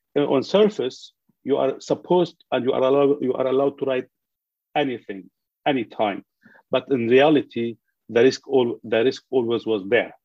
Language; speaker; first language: English; non-native, fluent; Arabic